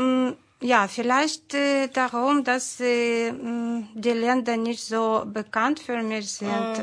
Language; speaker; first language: German; non-native, fluent; Ukrainian